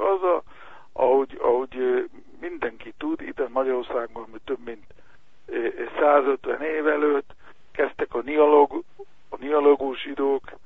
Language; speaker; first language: Hungarian; non-native, learner; Hebrew